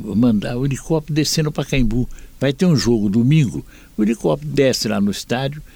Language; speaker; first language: Portuguese; native; Portuguese